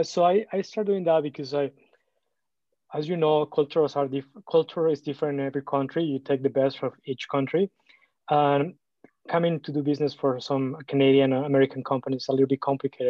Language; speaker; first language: English; non-native, fluent; Spanish